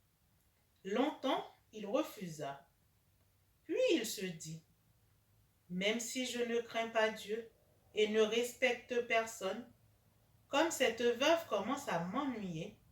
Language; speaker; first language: French; native; French